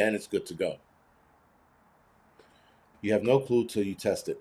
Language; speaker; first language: English; native; English